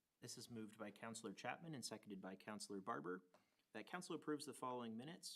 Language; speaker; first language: English; native; English